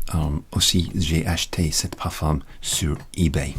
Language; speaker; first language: French; non-native, learner; English